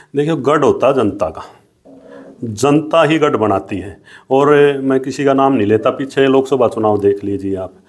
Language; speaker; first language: Hindi; native; Hindi